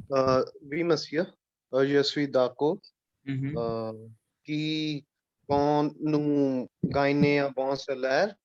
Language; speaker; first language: French; non-native, learner; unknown